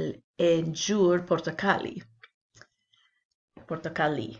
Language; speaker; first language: Albanian; non-native, learner; English